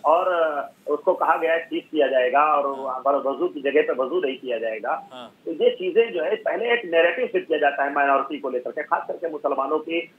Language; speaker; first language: Hindi; native; Hindi